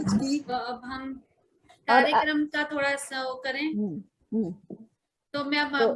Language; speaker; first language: Hindi; native; Hindi